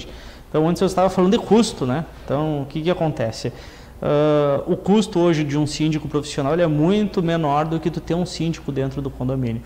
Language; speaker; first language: Portuguese; native; Portuguese